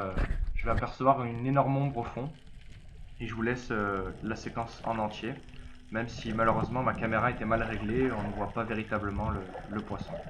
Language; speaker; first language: French; native; French